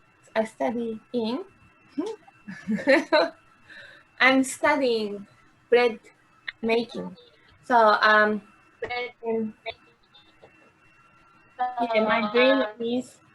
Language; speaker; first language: English; non-native, learner; Japanese